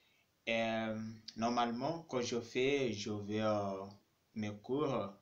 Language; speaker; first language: French; non-native, fluent; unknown